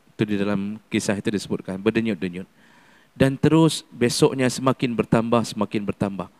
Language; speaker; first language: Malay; non-native, local second language; Achinese